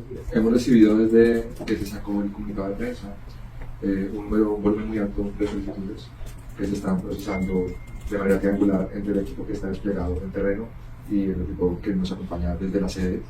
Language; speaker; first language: Spanish; native; Spanish